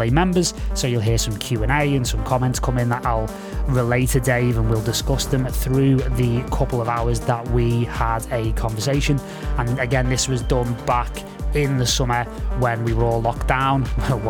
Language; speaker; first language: English; native; English